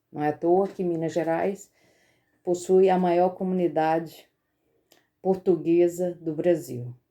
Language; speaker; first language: Portuguese; native; Portuguese